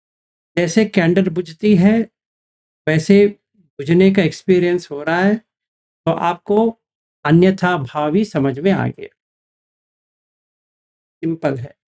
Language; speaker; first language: Hindi; native; Hindi